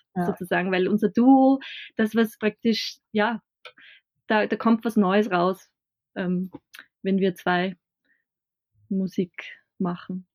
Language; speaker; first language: German; native; German